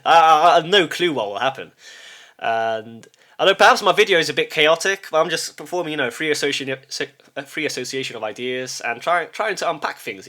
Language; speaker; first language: English; early bilingual, heritage; English